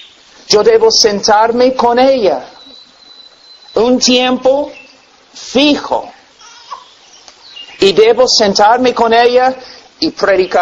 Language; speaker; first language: Spanish; non-native, fluent; English